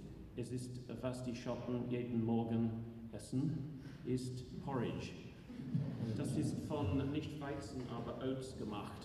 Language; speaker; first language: German; non-native, learner; English